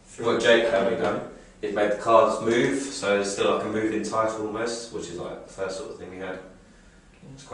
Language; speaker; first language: English; native; English